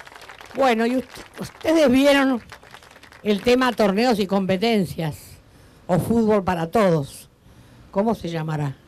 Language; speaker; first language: Spanish; native; Spanish